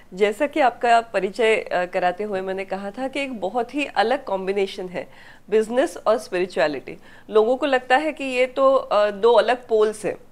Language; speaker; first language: Hindi; non-native, local second language; Marathi